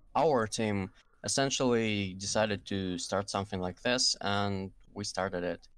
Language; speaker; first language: English; non-native, fluent; Russian